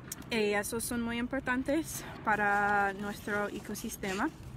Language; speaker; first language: Spanish; non-native, fluent; English